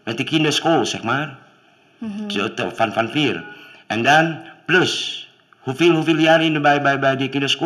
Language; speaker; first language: Dutch; non-native, learner; Indonesian